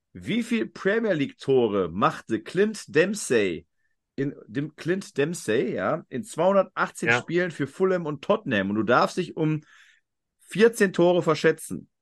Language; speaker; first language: German; native; German